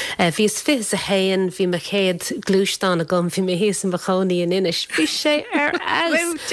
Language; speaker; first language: Irish; non-native, local second language; English